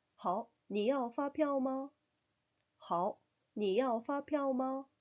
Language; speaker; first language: Chinese; non-native, fluent; Korean